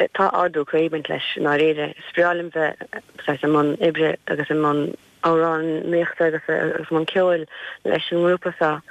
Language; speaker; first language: Irish; native; Irish